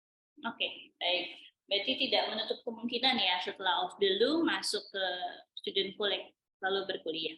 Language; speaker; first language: Indonesian; native; Indonesian